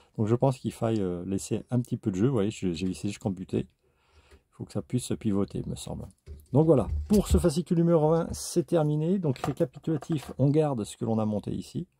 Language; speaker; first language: French; native; French